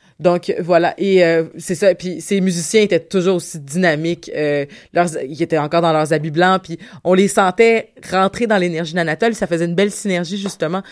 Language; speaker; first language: French; native; French